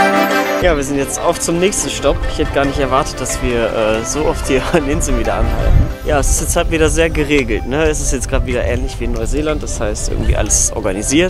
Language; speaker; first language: German; native; German